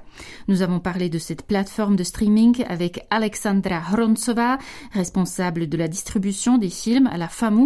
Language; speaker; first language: French; native; French